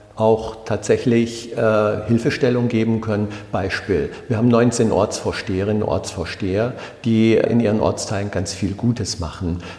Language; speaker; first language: German; native; German